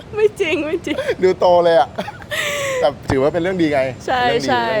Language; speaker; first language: Thai; native; Thai